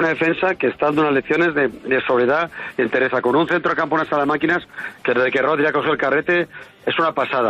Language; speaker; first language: Spanish; native; Spanish